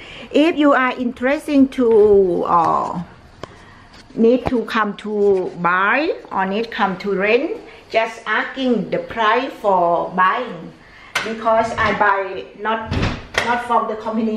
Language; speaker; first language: English; non-native, learner; Thai